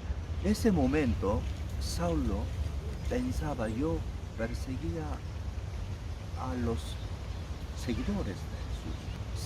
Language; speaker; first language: Spanish; non-native, learner; Korean